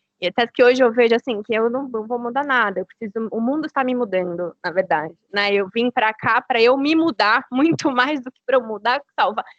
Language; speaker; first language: Portuguese; native; Portuguese